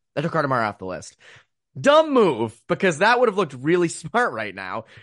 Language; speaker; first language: English; native; English